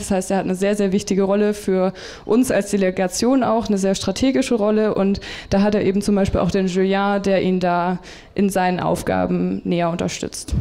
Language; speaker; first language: German; native; German